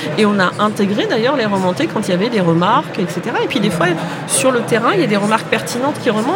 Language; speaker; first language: French; native; French